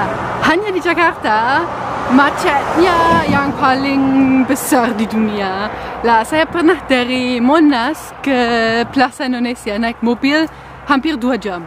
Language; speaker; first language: Indonesian; non-native, fluent; German